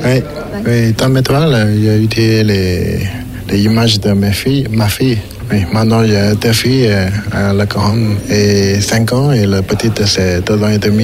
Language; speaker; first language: French; non-native, learner; Chinese